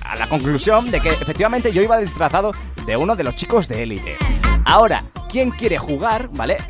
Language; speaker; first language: Spanish; native; Spanish